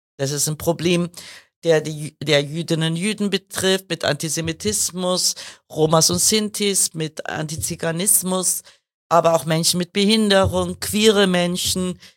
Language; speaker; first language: German; early bilingual, other home language; Kurdish